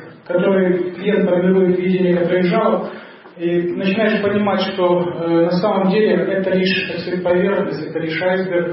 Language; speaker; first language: Russian; native; Russian